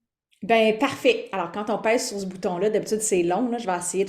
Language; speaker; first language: French; native; French